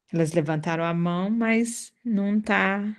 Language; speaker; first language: Portuguese; native; Portuguese